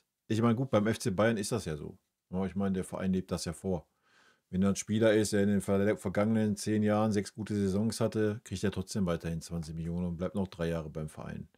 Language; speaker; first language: German; native; German